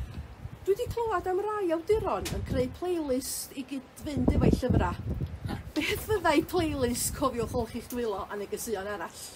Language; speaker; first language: Welsh; native; Welsh